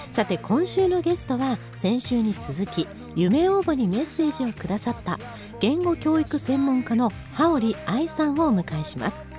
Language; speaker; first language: Japanese; native; Japanese